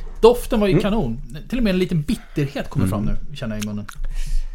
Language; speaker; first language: Swedish; native; Swedish